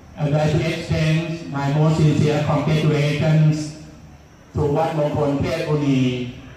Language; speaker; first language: English; non-native, fluent; Thai